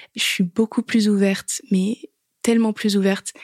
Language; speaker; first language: French; native; French